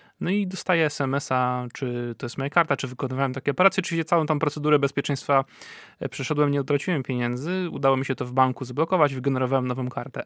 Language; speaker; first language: Polish; native; Polish